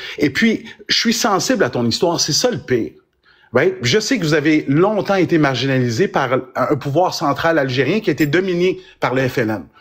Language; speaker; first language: French; early bilingual, other home language; Arabic